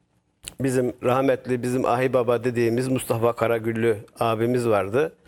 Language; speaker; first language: Turkish; native; Turkish